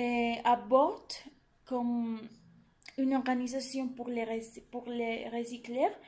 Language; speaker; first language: French; non-native, learner; Spanish